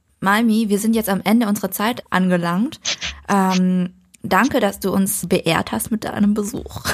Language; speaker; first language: German; early bilingual, other home language; Vietnamese